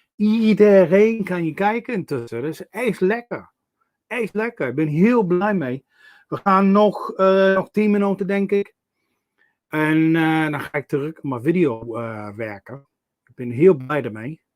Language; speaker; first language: Dutch; non-native, learner; English